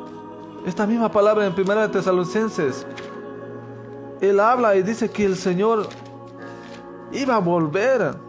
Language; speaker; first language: Spanish; native; Spanish